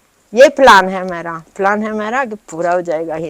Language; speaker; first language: Hindi; non-native, learner; Italian